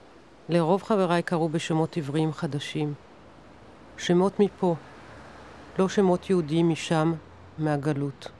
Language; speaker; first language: Hebrew; non-native, local second language; German